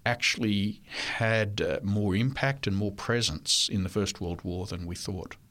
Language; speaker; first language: English; non-native, local second language; French